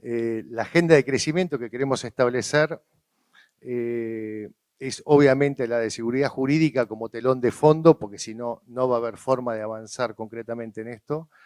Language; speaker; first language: Spanish; native; Spanish